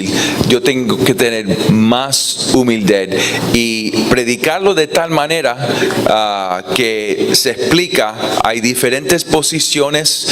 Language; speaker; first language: Spanish; non-native, fluent; English